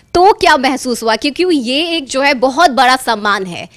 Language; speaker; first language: Hindi; native; Hindi